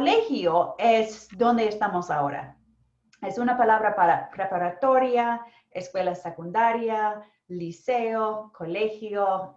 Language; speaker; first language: Spanish; non-native, fluent; English